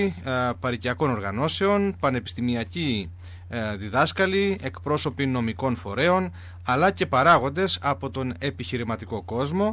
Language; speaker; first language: Greek; native; Greek